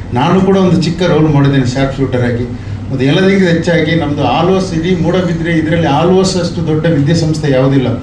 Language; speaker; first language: Kannada; non-native, local second language; Tulu